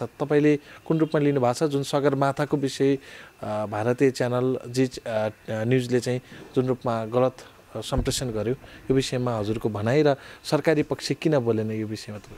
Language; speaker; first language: Nepali; native; Nepali